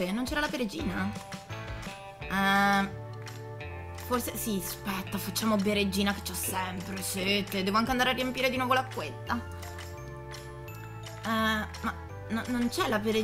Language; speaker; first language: Italian; native; Italian